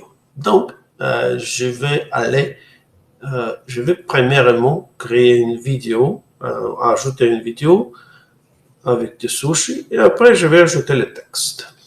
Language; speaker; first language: French; non-native, fluent; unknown